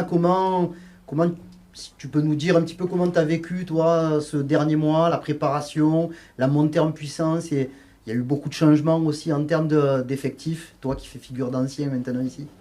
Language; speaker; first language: French; native; French